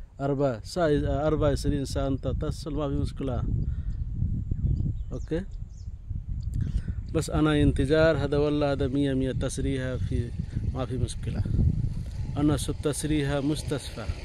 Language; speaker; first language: Arabic; non-native, learner; Hindi